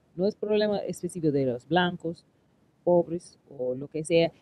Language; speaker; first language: Spanish; non-native, learner; English